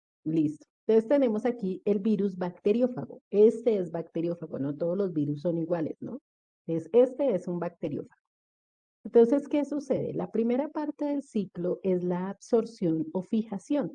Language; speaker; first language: Spanish; native; Spanish